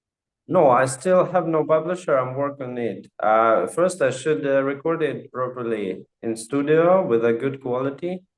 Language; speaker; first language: English; non-native, fluent; Russian